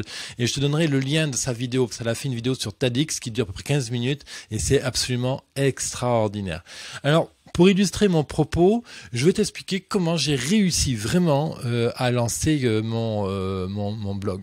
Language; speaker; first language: French; native; French